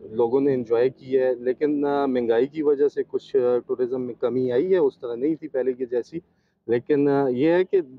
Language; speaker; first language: Urdu; native; Urdu